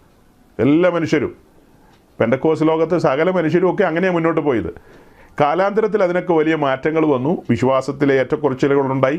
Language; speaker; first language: Malayalam; native; Malayalam